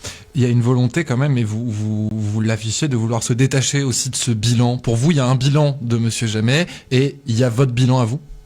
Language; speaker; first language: French; native; French